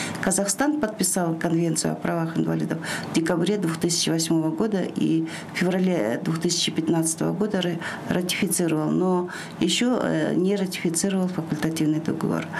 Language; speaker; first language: Russian; non-native, local second language; Kyrgyz